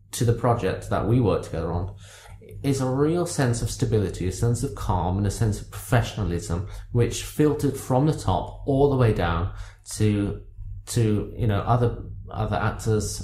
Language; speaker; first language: English; native; English